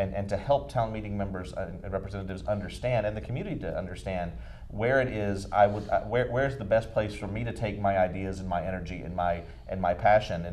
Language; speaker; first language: English; native; English